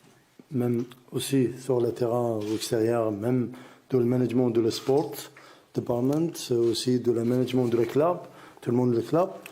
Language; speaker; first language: French; non-native, learner; Arabic